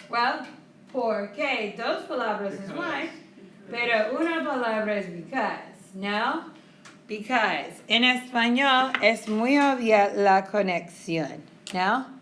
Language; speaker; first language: Spanish; non-native, fluent; English